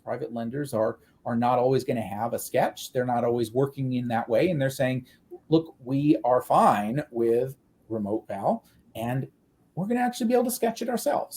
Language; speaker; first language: English; native; English